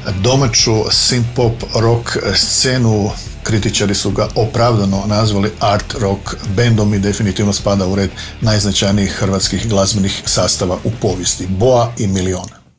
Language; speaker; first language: Croatian; native; Croatian